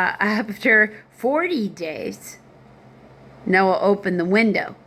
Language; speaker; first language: English; native; English